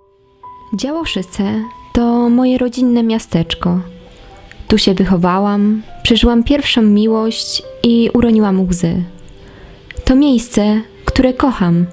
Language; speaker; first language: Polish; native; Polish